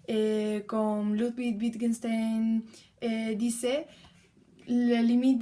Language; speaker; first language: French; non-native, learner; Spanish